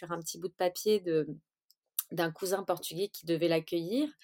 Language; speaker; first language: French; early bilingual, other home language; Portuguese